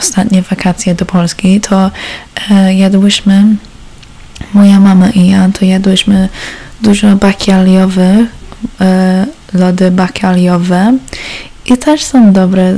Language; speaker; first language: Polish; early bilingual, heritage; Polish